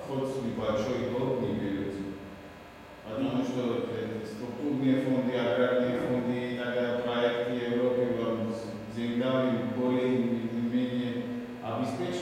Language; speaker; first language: Russian; non-native, fluent; Georgian